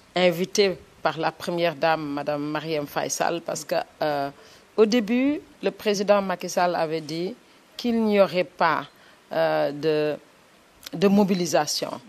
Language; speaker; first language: French; non-native, local second language; Wolof